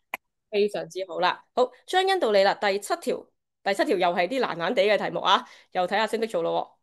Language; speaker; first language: Cantonese; native; Cantonese